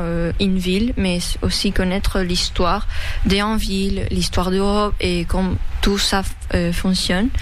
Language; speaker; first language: French; early bilingual, other home language; Spanish